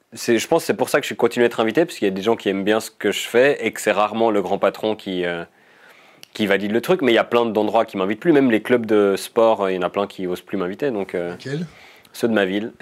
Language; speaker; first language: French; native; French